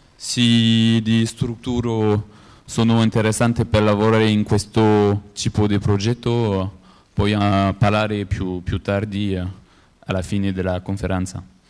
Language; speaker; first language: Italian; non-native, learner; French